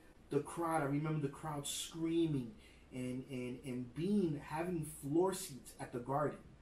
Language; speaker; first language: English; early bilingual, other home language; Spanish